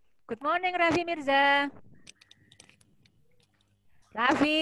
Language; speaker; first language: English; non-native, fluent; Indonesian